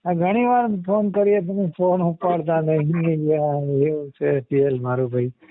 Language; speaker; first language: Gujarati; native; Gujarati